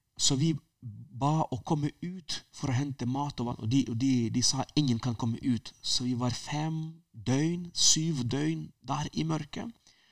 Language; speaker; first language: Norwegian; non-native, fluent; Ukrainian